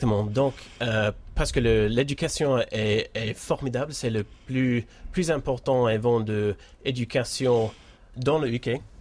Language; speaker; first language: French; non-native, learner; English